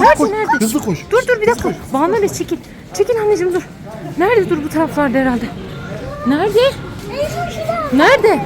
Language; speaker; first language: Turkish; native; Turkish